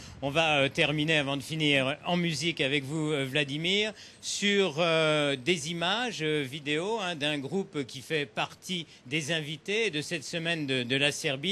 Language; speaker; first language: French; native; French